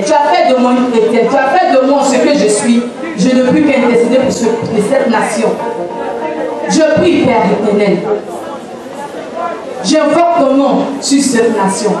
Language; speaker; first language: French; non-native, local second language; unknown